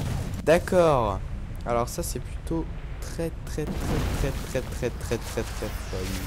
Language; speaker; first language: French; native; French